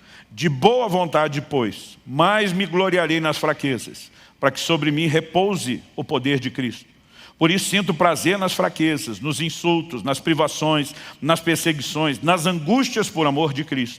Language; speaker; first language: Portuguese; native; Portuguese